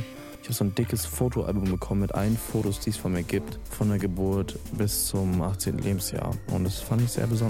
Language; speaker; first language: German; native; German